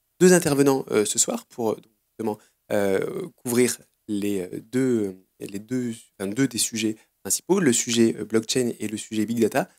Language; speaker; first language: French; native; French